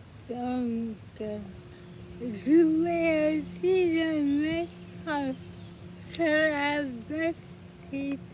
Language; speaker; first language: French; non-native, learner; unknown